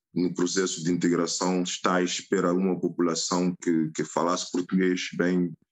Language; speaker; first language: Portuguese; non-native, fluent; French